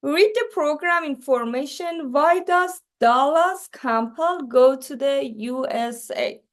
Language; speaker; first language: English; non-native, learner; Persian